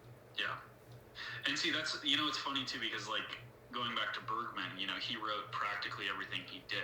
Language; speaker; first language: English; native; English